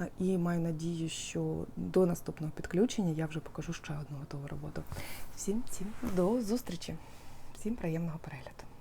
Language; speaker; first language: Ukrainian; non-native, local second language; Russian